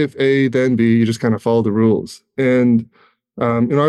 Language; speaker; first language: English; native; English